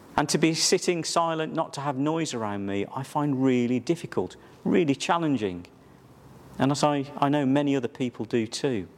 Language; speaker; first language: English; native; English